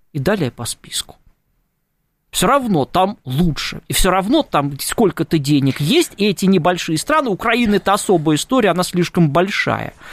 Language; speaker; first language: Russian; native; Russian